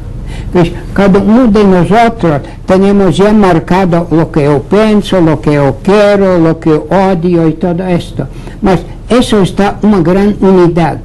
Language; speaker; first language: Portuguese; non-native, fluent; Latvian